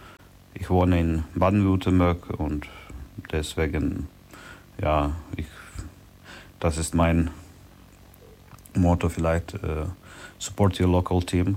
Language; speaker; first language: German; non-native, learner; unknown